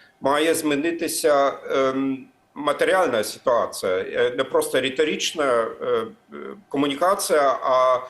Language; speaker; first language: Ukrainian; non-native, fluent; German